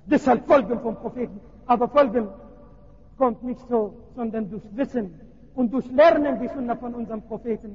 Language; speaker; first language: German; non-native, learner; Arabic